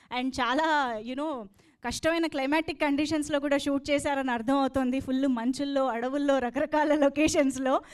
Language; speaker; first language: Telugu; native; Telugu